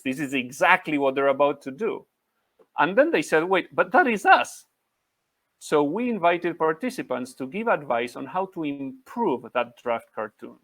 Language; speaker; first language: English; non-native, fluent; Spanish